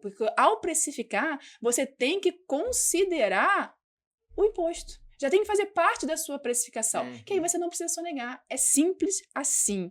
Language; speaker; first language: Portuguese; native; Portuguese